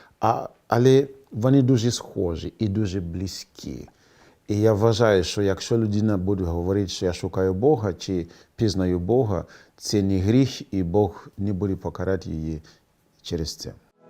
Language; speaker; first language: Ukrainian; non-native, fluent; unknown